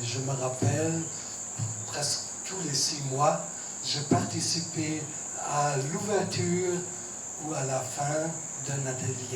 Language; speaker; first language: French; non-native, fluent; German